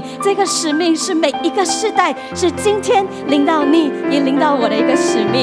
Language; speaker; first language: Chinese; native; Chinese